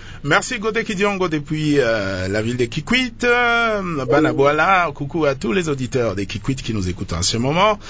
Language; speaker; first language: French; non-native, local second language; Lingala